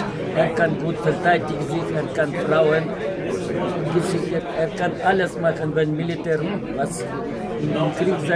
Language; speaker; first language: German; non-native, learner; Ukrainian